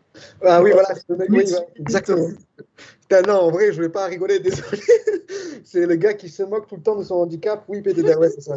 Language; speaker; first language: French; native; French